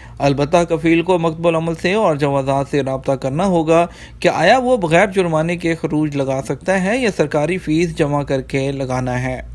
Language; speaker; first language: Urdu; native; Urdu